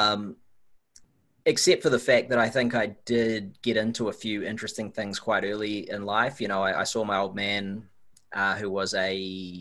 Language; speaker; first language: English; native; English